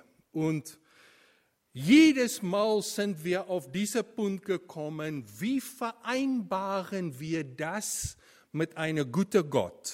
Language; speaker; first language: German; non-native, fluent; Afrikaans